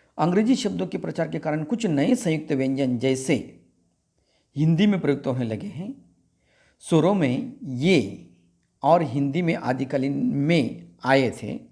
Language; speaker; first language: Hindi; non-native, local second language; Marathi